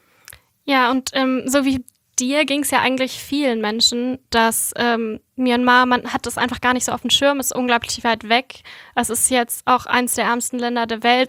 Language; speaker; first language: German; native; German